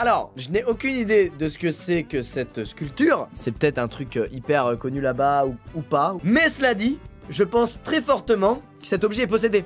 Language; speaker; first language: French; native; French